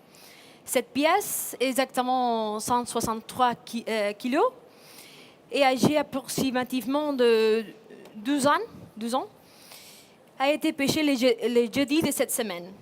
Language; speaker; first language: French; non-native, fluent; Spanish